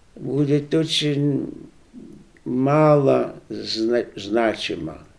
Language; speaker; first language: Russian; non-native, local second language; Lithuanian